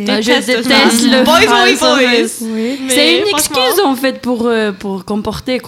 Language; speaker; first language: French; non-native, fluent; Swedish